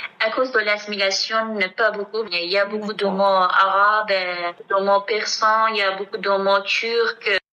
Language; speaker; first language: French; non-native, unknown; Kurdish